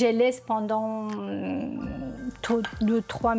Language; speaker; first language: French; non-native, learner; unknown